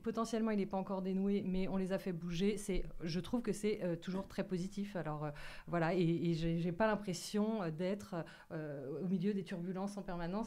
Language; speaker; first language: French; native; French